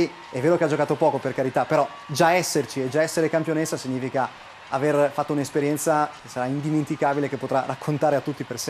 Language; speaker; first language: Italian; native; Italian